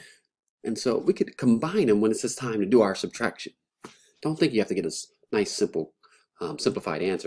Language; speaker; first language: English; native; English